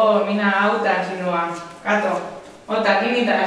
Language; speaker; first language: Finnish; non-native, learner; Spanish